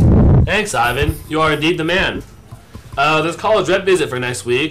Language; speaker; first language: English; native; English